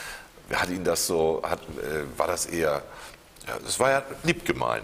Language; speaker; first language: German; native; German